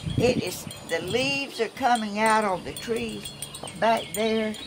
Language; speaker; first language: English; native; English